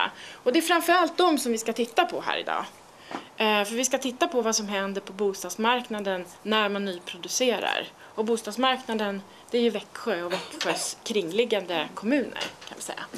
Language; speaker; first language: Swedish; native; Swedish